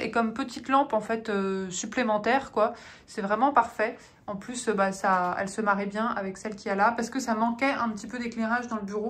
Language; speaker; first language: French; native; French